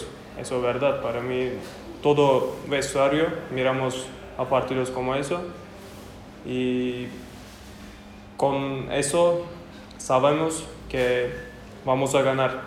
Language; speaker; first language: Spanish; non-native, learner; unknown